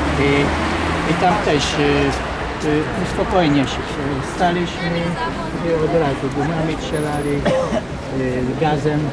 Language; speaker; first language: Polish; non-native, learner; Hungarian